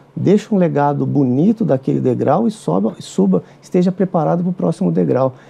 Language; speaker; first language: Portuguese; native; Portuguese